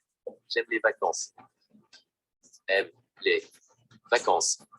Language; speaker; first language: French; non-native, learner; Vietnamese